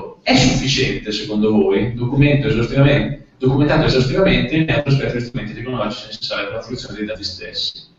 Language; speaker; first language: Italian; native; Italian